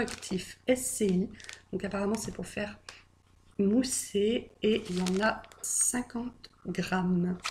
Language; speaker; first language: French; native; French